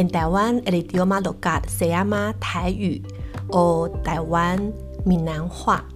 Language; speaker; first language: Spanish; non-native, fluent; Chinese